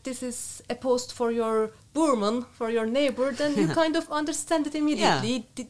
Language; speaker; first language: English; non-native, fluent; Turkish